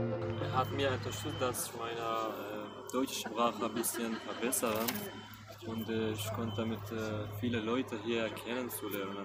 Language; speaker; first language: German; non-native, learner; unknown